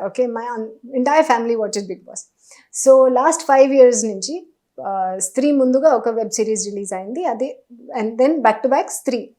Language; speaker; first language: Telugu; non-native, local second language; Hindi